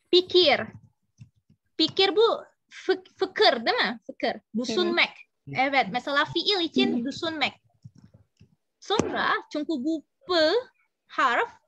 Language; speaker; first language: Turkish; non-native, learner; Indonesian